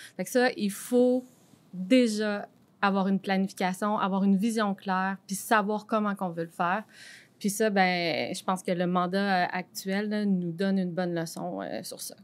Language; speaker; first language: French; native; French